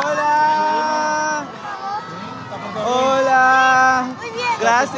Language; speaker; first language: Spanish; non-native, learner; Filipino